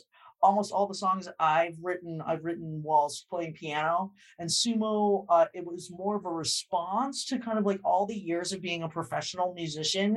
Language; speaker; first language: English; native; English